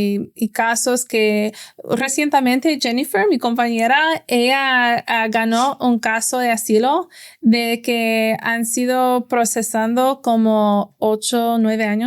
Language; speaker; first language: Spanish; non-native, fluent; English